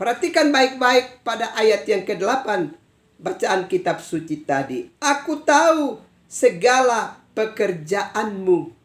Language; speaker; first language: Indonesian; native; Indonesian